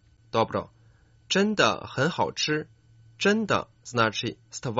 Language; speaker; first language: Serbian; non-native, fluent; Chinese